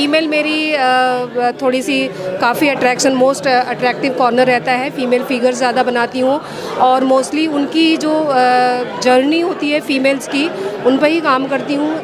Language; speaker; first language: Hindi; native; Hindi